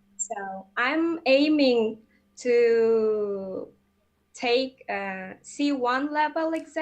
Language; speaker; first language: English; non-native, fluent; Russian